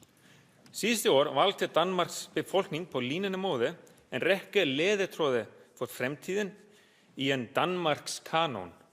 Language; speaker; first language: Danish; non-native, fluent; Icelandic